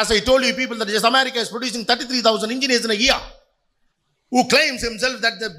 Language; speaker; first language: English; non-native, local second language; Tamil